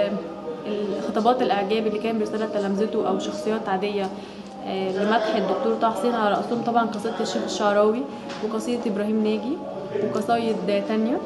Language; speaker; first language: Arabic; native; Arabic